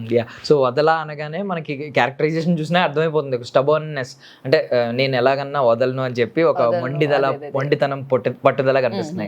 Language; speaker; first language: Telugu; native; Telugu